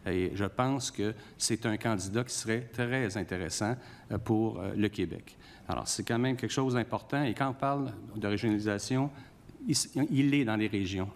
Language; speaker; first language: French; native; French